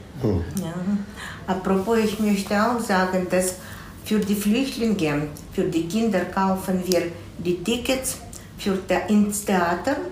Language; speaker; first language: German; non-native, fluent; Russian